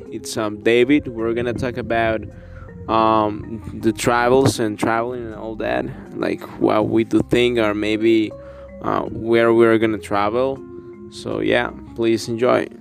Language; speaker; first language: English; non-native, learner; Spanish